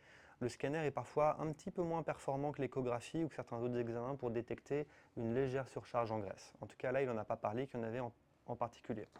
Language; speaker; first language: French; native; French